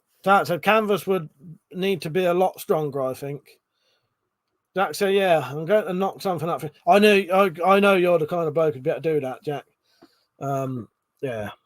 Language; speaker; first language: English; native; English